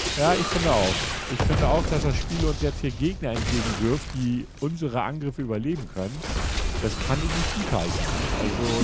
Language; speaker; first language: German; native; German